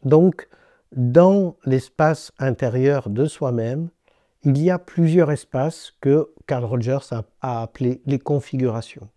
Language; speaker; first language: French; native; French